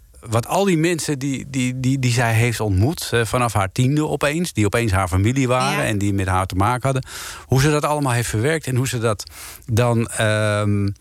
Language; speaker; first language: Dutch; native; Dutch